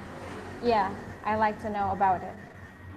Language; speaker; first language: English; non-native, learner; Indonesian